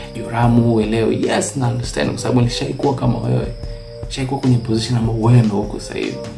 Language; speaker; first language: Swahili; native; Swahili